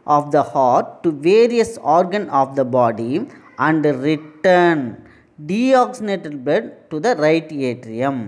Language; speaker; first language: English; non-native, local second language; Tamil